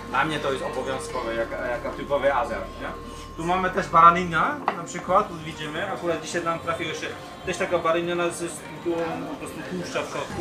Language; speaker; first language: Polish; non-native, fluent; Chinese